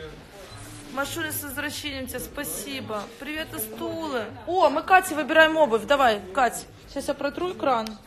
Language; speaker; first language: Russian; native; Russian